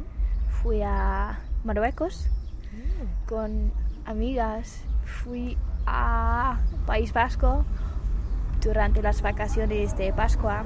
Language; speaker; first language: Spanish; non-native, fluent; English